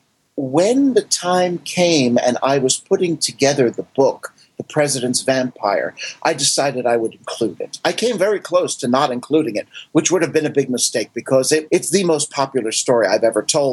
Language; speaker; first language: English; native; English